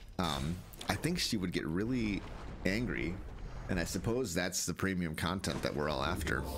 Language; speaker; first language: English; native; English